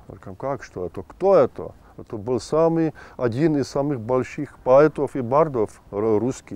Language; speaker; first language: Russian; non-native, fluent; Czech